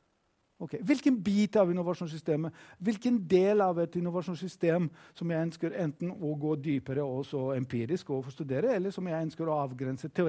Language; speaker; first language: Norwegian; non-native, fluent; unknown